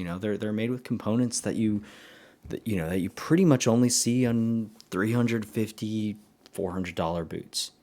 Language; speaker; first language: English; native; English